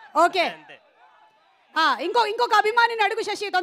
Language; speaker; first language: Telugu; native; Telugu